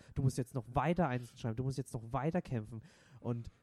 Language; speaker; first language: German; non-native, local second language; Vietnamese